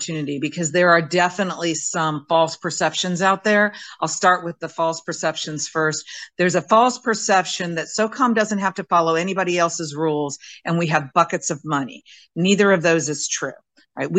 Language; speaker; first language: English; native; English